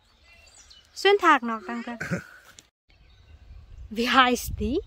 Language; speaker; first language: German; non-native, learner; Vietnamese